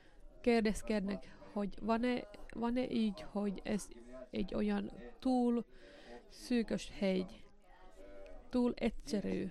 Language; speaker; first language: Hungarian; non-native, learner; Finnish